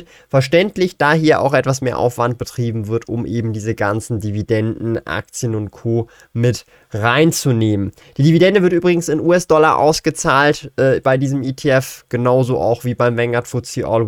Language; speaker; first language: German; native; German